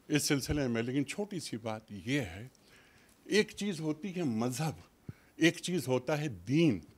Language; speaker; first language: Urdu; native; Urdu